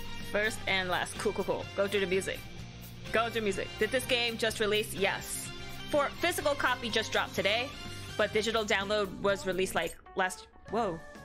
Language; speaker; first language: English; native; English